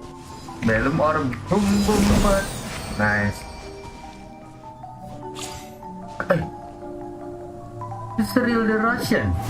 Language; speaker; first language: English; non-native, learner; Indonesian